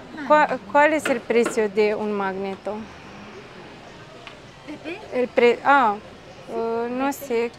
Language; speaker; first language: Spanish; non-native, learner; Romanian